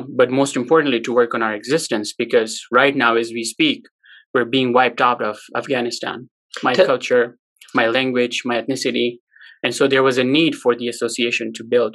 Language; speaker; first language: English; non-native, local second language; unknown